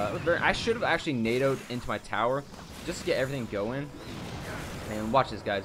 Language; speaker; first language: English; native; English